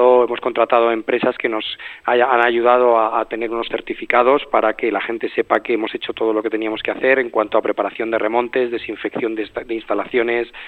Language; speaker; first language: Spanish; native; Spanish